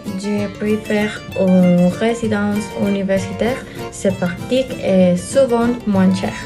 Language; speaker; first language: French; non-native, learner; Spanish